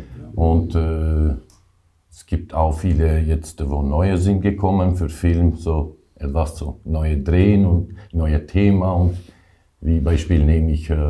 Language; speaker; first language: German; non-native, learner; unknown